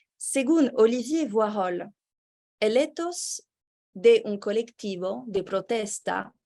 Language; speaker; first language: Spanish; non-native, fluent; French